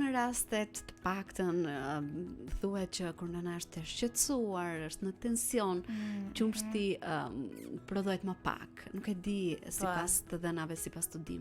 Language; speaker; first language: Albanian; native; Albanian